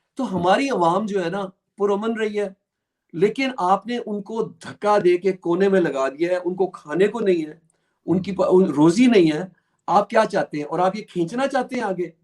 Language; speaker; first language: Urdu; native; Urdu